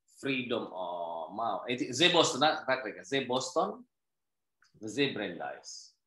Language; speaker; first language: Hebrew; non-native, learner; Indonesian